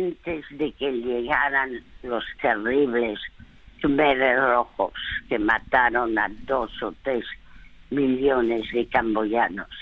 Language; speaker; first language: Spanish; early bilingual, other home language; French